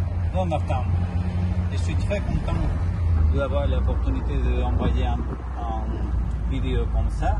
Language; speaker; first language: French; non-native, learner; Spanish